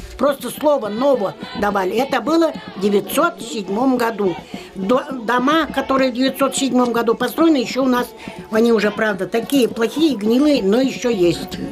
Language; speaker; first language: Russian; non-native, local second language; Chuvash